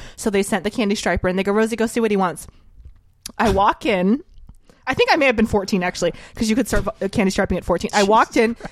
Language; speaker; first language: English; native; English